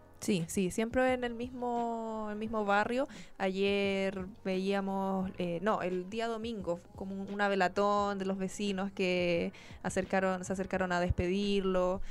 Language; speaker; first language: Spanish; native; Spanish